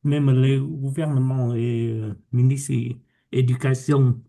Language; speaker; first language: French; non-native, learner; Vietnamese